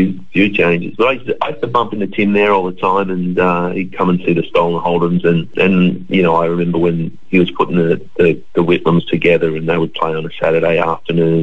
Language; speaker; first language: English; native; English